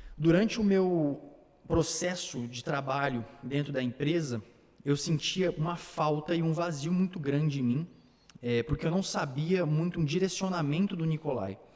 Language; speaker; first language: Portuguese; early bilingual, other home language; Slovak